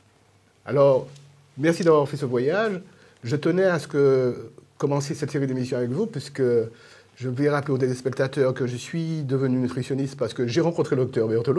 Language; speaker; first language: French; native; French